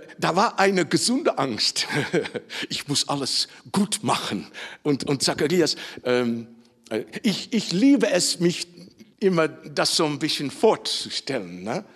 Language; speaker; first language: German; non-native, fluent; Dutch